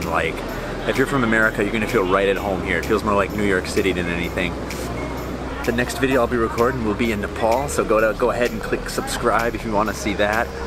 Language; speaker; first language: English; native; English